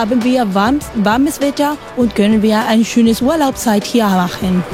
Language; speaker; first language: German; non-native, learner; Spanish